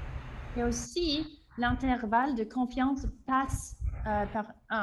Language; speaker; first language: French; non-native, fluent; English